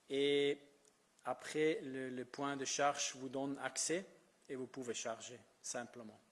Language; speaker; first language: French; non-native, fluent; Italian